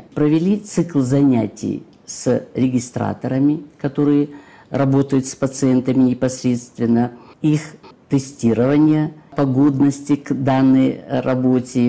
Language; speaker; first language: Russian; native; Russian